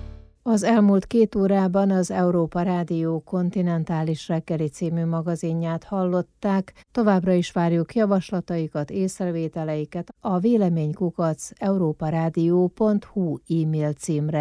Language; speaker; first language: Hungarian; native; Hungarian